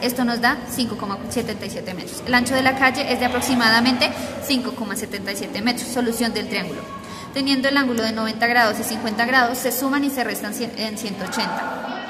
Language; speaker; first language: Spanish; native; Spanish